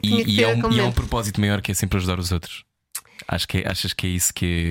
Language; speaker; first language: Portuguese; native; Portuguese